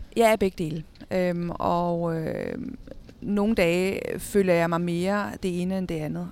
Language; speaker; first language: Danish; early bilingual, other home language; Spanish